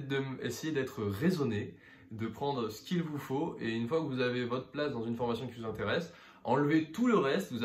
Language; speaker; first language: French; native; French